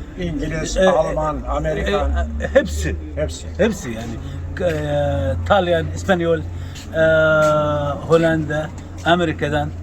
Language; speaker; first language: Turkish; non-native, learner; Arabic